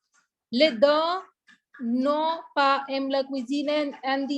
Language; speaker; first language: French; non-native, fluent; Hindi